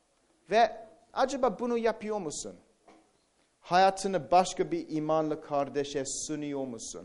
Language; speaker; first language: Turkish; non-native, fluent; English